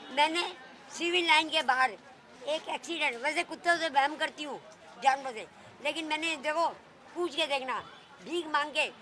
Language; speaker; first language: Hindi; native; Hindi